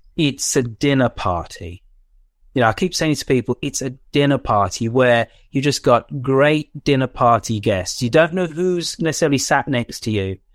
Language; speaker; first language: English; native; English